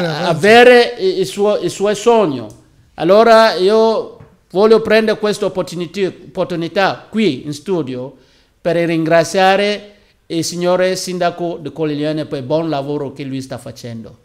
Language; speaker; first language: Italian; non-native, learner; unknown